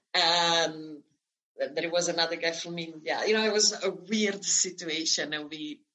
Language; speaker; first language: English; non-native, fluent; Italian